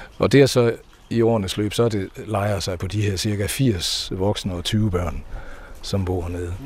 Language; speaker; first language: Danish; native; Danish